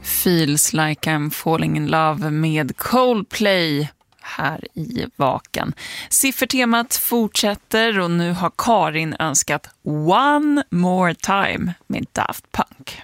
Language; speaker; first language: Swedish; native; Swedish